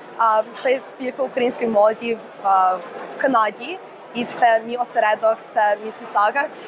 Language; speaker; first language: Ukrainian; early bilingual, heritage; Ukrainian